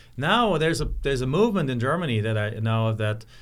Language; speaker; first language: English; non-native, fluent; German